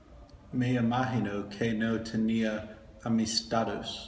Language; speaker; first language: Spanish; non-native, learner; English